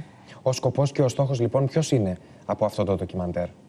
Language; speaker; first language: Greek; native; Greek